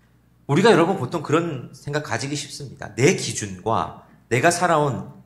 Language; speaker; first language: Korean; native; Korean